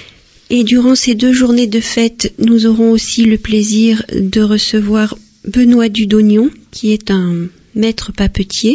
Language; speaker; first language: French; native; French